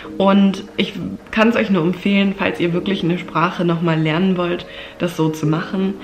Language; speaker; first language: German; native; German